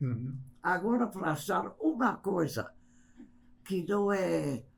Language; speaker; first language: Portuguese; non-native, fluent; English